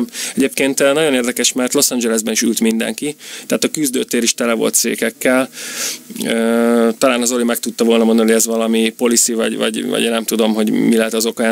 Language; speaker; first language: Hungarian; native; Hungarian